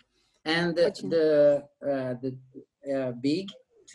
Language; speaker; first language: English; non-native, learner; French